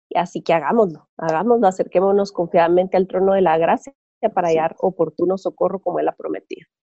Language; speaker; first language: Spanish; native; Spanish